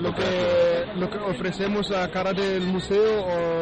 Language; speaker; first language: Spanish; non-native, learner; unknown